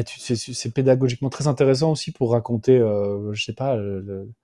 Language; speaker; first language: French; native; French